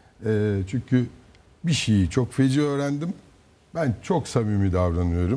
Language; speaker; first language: Turkish; native; Turkish